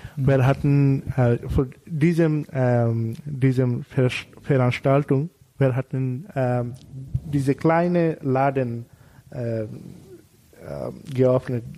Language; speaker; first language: German; non-native, learner; Bangla